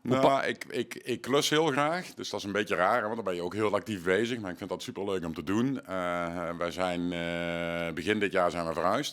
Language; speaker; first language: Dutch; native; Dutch